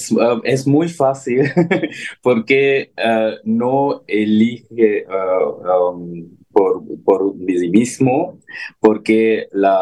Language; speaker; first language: Spanish; non-native, learner; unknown